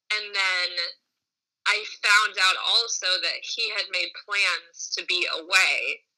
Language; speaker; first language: English; native; English